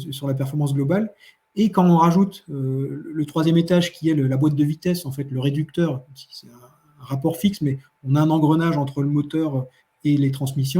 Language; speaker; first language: French; native; French